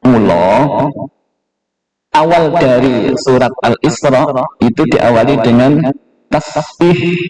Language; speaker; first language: Indonesian; non-native, local second language; Javanese